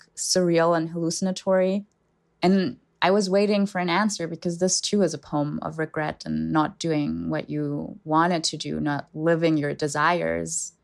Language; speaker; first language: English; non-native, fluent; German